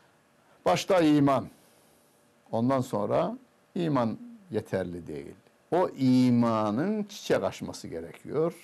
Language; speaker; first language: Turkish; native; Turkish